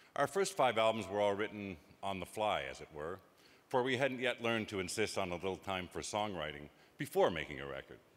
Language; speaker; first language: English; native; English